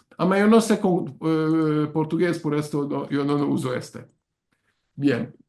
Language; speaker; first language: Spanish; non-native, learner; Hungarian